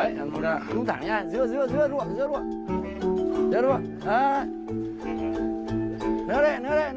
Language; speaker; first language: Vietnamese; native; Vietnamese